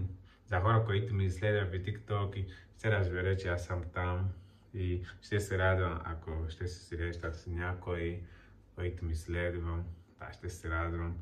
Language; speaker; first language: Bulgarian; non-native, learner; Portuguese